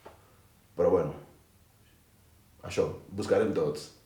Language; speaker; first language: Catalan; non-native, fluent; Akan